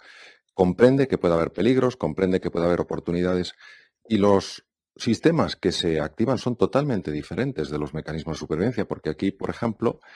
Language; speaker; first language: Spanish; native; Spanish